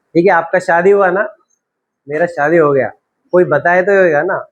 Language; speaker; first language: Hindi; non-native, local second language; Telugu